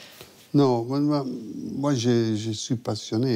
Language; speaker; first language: French; non-native, fluent; Italian